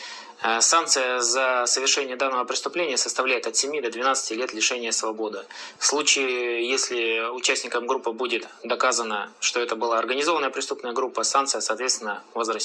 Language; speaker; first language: Russian; native; Russian